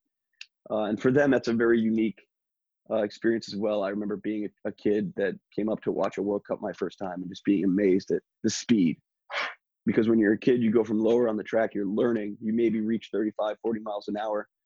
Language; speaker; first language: English; native; English